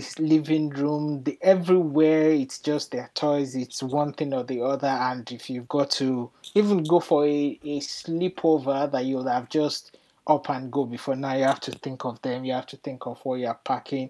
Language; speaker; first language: English; non-native, local second language; Yoruba